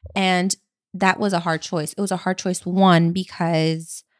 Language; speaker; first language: English; early bilingual, other home language; Spanish